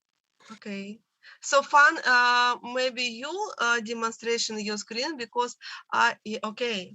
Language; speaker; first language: English; non-native, learner; Russian